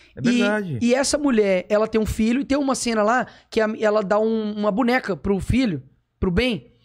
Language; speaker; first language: Portuguese; native; Portuguese